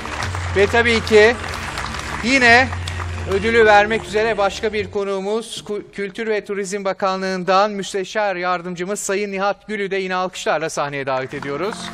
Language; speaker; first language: Turkish; native; Turkish